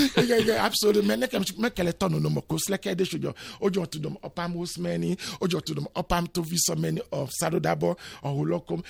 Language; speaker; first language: Hungarian; non-native, fluent; Yoruba